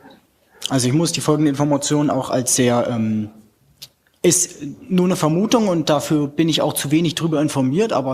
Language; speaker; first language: German; native; German